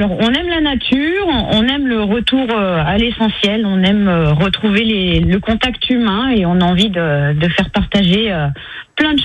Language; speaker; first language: French; native; French